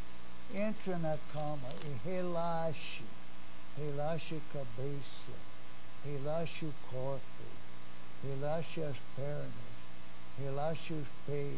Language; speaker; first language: Portuguese; non-native, fluent; English